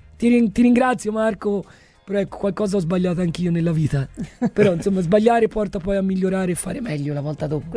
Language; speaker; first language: Italian; early bilingual, other home language; Arabic